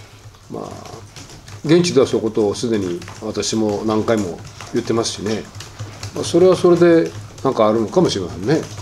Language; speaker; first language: Japanese; native; Japanese